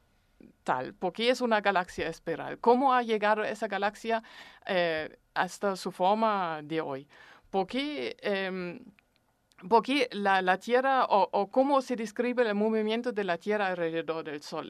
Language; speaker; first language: Spanish; non-native, fluent; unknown